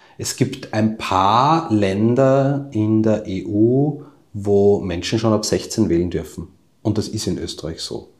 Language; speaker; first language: German; native; German